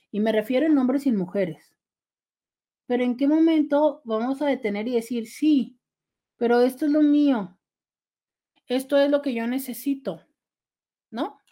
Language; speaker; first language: Spanish; native; Spanish